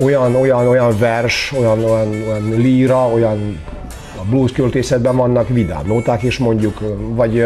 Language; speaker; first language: Hungarian; non-native, local second language; Serbian